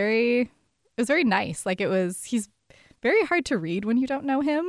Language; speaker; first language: English; native; English